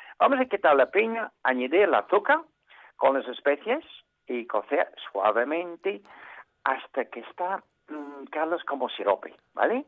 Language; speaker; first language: Spanish; non-native, fluent; English